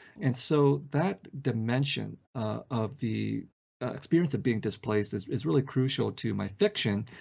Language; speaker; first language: English; early bilingual, other home language; Vietnamese